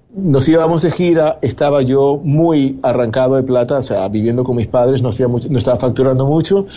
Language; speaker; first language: Spanish; native; Spanish